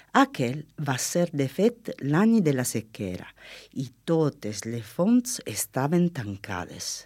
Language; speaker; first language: Catalan; non-native, learner; Italian